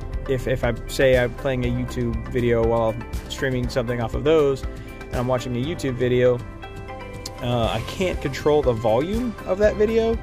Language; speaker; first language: English; native; English